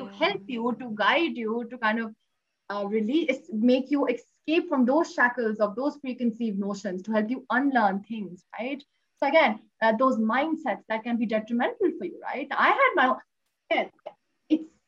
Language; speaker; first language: English; non-native, local second language; Urdu